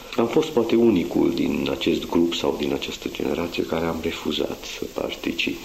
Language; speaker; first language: Romanian; non-native, local second language; Hungarian